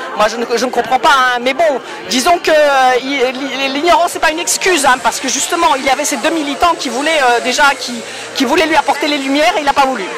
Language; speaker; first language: French; non-native, fluent; Polish